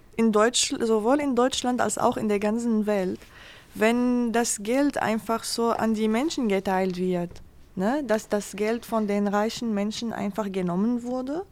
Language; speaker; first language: German; non-native, fluent; Arabic